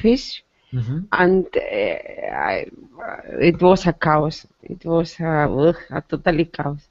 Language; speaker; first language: English; non-native, learner; Spanish